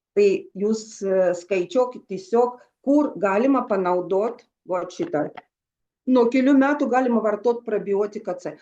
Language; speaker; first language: Lithuanian; non-native, local second language; Russian